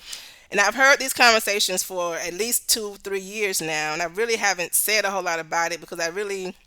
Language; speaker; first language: English; native; English